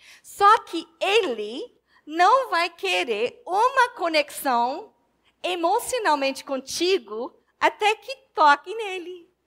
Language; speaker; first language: Portuguese; non-native, fluent; English